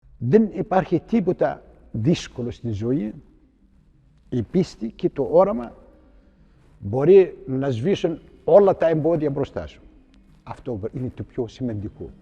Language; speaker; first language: Greek; non-native, fluent; Arabic